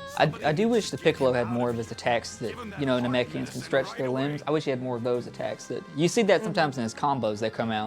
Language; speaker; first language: English; native; English